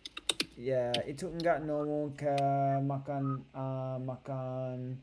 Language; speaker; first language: Indonesian; non-native, learner; English